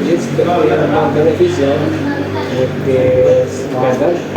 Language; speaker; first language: English; non-native, learner; Indonesian